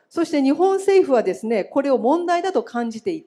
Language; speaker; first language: Japanese; native; Japanese